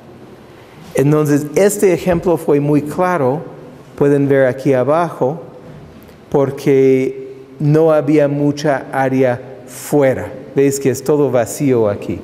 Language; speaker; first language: Spanish; non-native, fluent; English